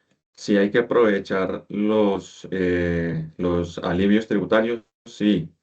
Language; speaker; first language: Spanish; native; Spanish